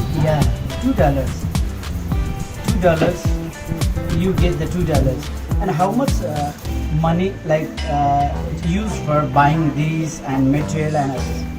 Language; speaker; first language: English; non-native, learner; Nepali